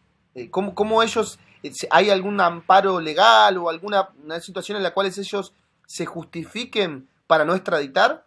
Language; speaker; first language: Spanish; native; Spanish